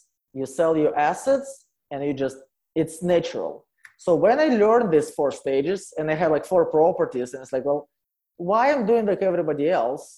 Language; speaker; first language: English; non-native, fluent; Russian